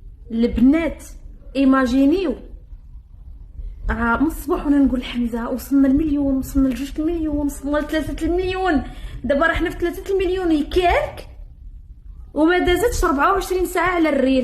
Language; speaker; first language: Arabic; native; Arabic